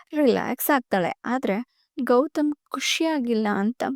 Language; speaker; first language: Kannada; native; Kannada